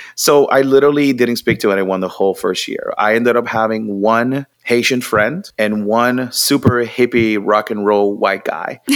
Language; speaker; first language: English; non-native, fluent; Spanish